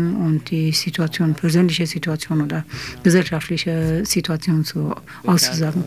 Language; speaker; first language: German; non-native, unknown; Persian